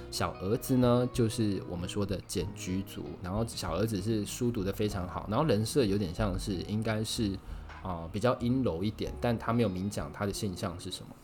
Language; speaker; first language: Chinese; native; Chinese